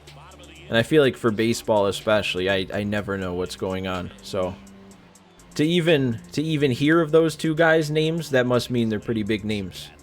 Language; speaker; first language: English; native; English